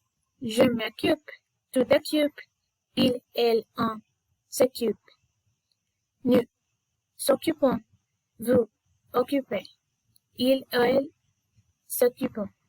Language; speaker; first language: French; non-native, learner; Spanish